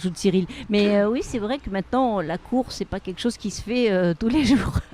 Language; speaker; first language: French; native; French